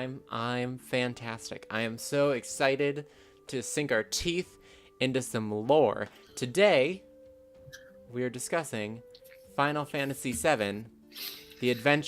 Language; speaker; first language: English; native; English